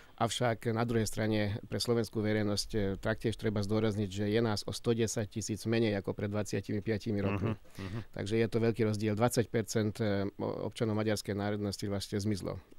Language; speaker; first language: Slovak; non-native, local second language; Hungarian